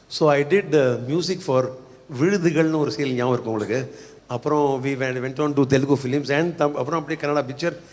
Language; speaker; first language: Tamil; native; Tamil